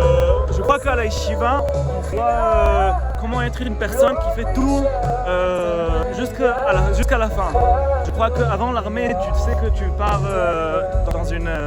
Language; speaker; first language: French; early bilingual, heritage; French